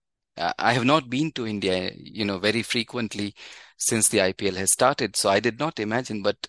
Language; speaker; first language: English; non-native, local second language; Gujarati